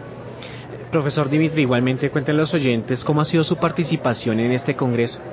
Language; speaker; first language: Spanish; native; Spanish